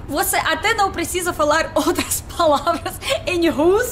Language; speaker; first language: Portuguese; non-native, learner; Russian